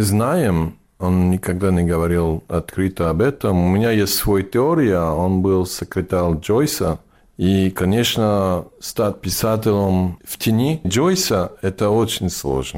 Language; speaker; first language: Russian; non-native, learner; English